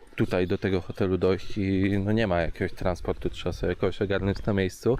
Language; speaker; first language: Polish; native; Polish